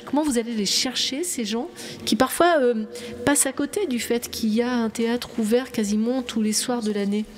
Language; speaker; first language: French; native; French